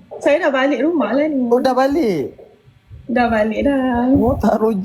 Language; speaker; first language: Malay; native; Malay